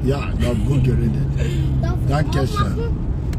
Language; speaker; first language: German; non-native, learner; Bini